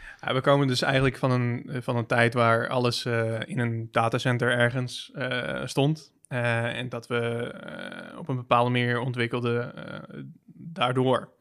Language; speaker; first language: Dutch; native; Dutch